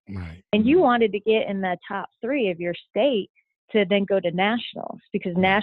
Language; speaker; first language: English; native; English